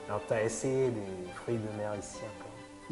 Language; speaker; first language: French; non-native, fluent; Korean